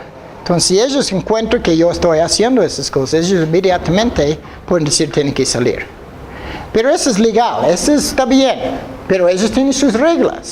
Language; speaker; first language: Spanish; non-native, fluent; English